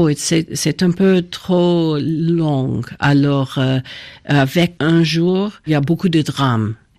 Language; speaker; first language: French; non-native, fluent; English